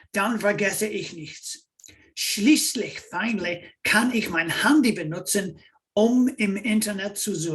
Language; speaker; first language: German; non-native, fluent; English